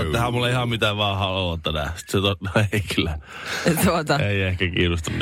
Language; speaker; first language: Finnish; native; Finnish